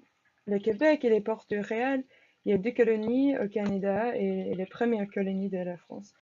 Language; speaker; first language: French; non-native, learner; English